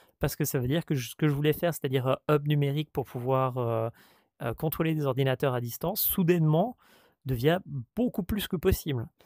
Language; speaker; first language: French; native; French